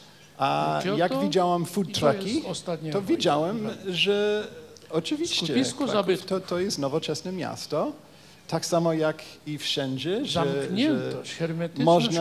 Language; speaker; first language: Polish; non-native, fluent; Japanese